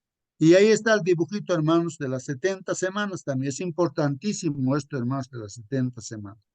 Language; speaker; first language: Spanish; native; Spanish